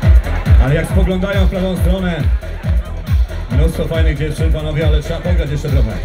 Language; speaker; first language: Polish; native; Polish